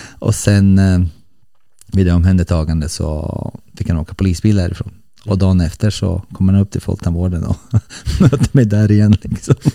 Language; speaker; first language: Swedish; early bilingual, other home language; Bosnian